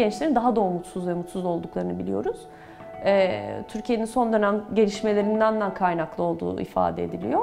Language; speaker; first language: Turkish; native; Turkish